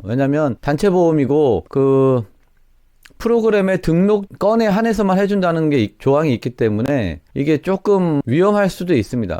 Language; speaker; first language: Korean; native; Korean